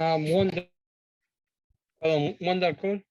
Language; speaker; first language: French; non-native, learner; English